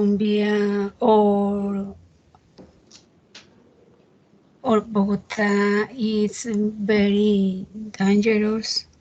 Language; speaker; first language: English; non-native, learner; Spanish